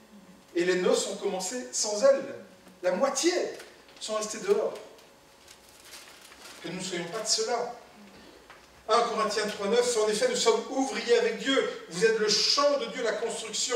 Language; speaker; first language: French; native; French